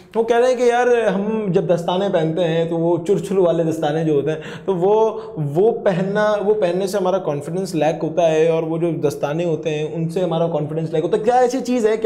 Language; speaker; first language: Urdu; native; Urdu